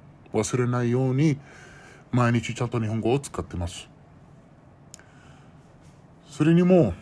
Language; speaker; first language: Japanese; non-native, learner; Arabic